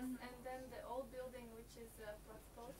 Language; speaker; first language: English; non-native, learner; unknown